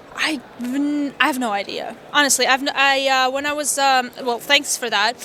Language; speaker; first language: English; non-native, fluent; Armenian